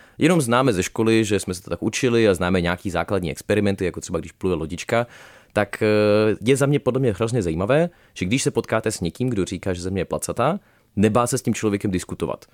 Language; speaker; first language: Czech; early bilingual, other home language; Russian